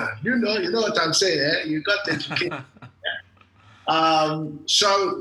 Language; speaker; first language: English; native; English